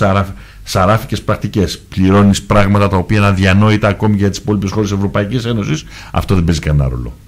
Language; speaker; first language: Greek; native; Greek